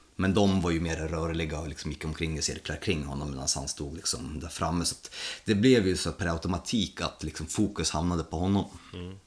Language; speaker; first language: Swedish; non-native, fluent; Polish